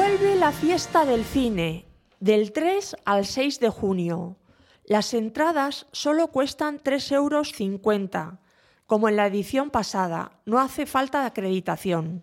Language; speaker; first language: Spanish; native; Spanish